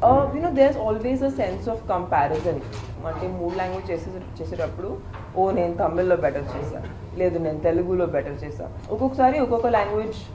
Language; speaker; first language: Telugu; non-native, fluent; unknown